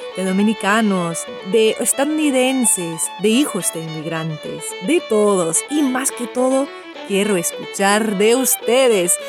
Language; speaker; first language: Spanish; non-native, fluent; English